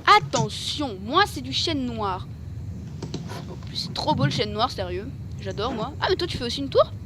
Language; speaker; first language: French; native; French